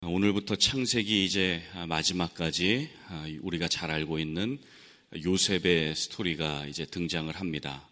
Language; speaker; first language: Korean; native; Korean